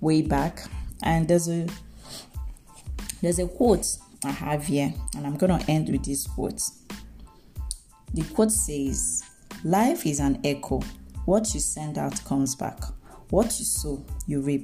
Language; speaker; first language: English; non-native, local second language; Igbo